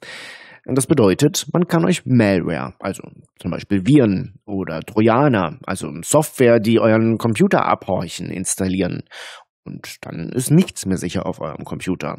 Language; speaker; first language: German; native; German